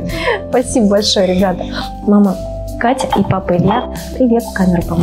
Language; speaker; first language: Russian; native; Russian